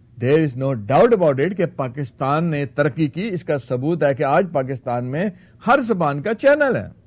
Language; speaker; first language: Urdu; native; Urdu